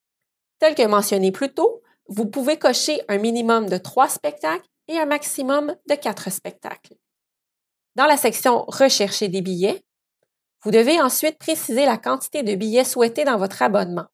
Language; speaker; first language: French; native; French